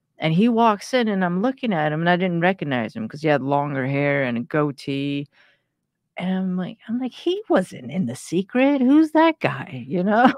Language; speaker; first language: English; early bilingual, other home language; Persian